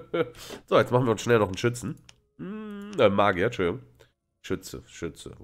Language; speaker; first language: German; native; German